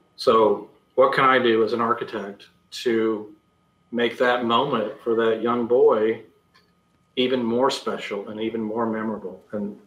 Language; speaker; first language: English; native; English